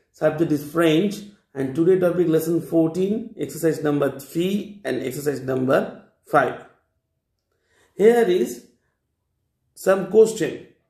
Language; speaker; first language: English; non-native, local second language; Bangla